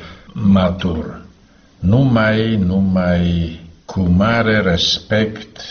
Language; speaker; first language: Romanian; non-native, fluent; Slovak